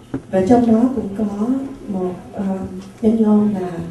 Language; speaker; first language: Vietnamese; native; Vietnamese